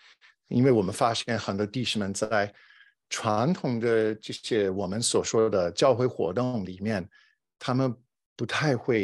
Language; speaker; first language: Chinese; non-native, fluent; English